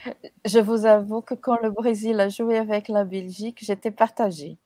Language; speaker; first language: French; non-native, fluent; Portuguese